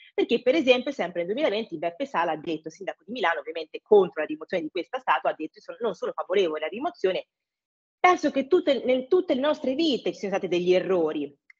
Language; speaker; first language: Italian; early bilingual, other home language; English